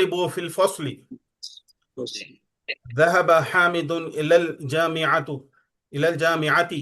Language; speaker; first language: Arabic; non-native, learner; Urdu